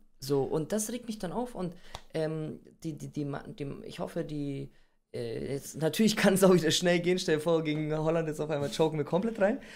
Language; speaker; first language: German; native; German